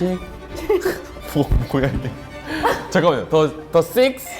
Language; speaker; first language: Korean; non-native, fluent; Thai